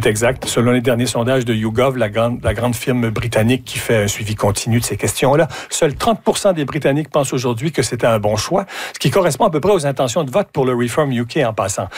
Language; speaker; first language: French; native; French